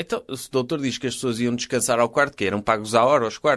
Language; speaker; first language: Portuguese; native; Portuguese